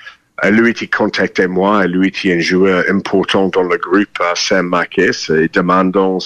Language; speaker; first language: French; non-native, fluent; English